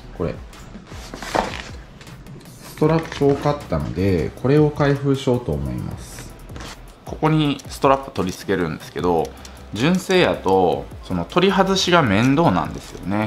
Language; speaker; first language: Japanese; native; Japanese